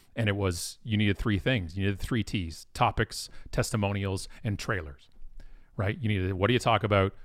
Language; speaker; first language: English; native; English